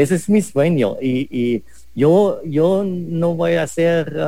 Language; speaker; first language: Spanish; non-native, fluent; German